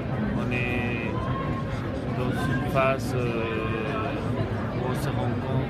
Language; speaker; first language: French; non-native, fluent; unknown